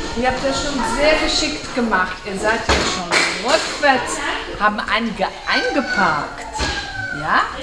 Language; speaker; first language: German; native; German